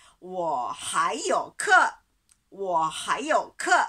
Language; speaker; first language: Chinese; non-native, learner; Japanese